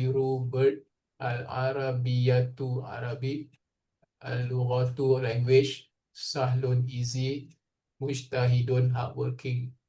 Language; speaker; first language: Arabic; non-native, learner; Malay